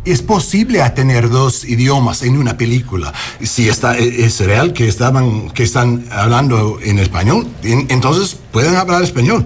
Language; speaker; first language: Spanish; non-native, learner; English